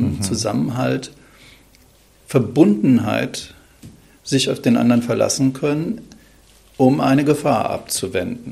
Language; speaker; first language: German; native; German